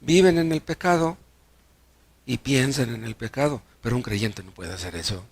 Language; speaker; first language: Spanish; native; Spanish